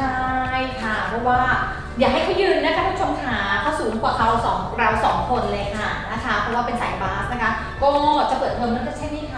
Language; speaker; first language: Thai; native; Thai